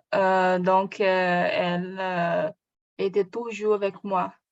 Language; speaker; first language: French; non-native, learner; Portuguese